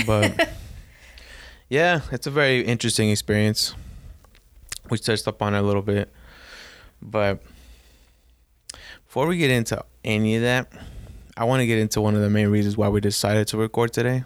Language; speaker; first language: English; early bilingual, other home language; Spanish